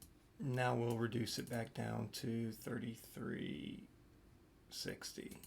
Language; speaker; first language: English; native; English